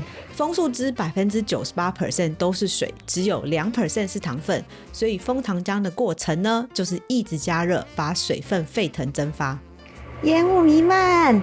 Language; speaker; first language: Chinese; native; Chinese